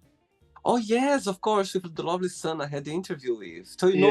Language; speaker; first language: English; non-native, fluent; Portuguese